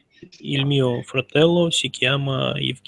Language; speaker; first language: Italian; non-native, learner; Russian